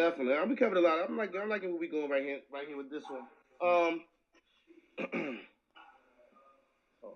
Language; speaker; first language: English; native; English